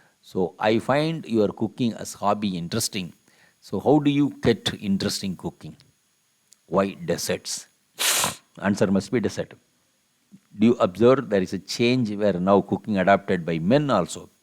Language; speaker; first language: English; non-native, local second language; Tamil